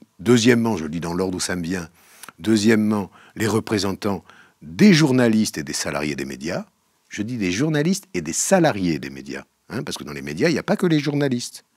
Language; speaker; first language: French; native; French